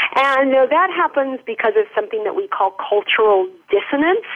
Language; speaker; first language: English; native; English